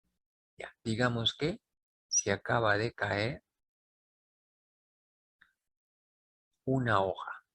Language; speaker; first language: Spanish; native; Spanish